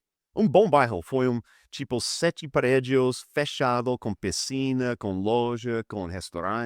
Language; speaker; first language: Portuguese; non-native, fluent; English